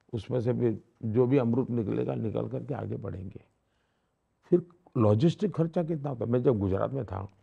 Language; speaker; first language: Hindi; non-native, local second language; Gujarati